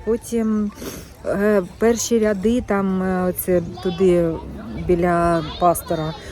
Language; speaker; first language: Ukrainian; native; Ukrainian